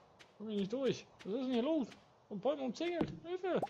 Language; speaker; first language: German; native; German